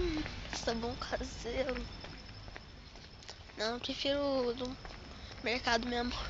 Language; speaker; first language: Portuguese; native; Portuguese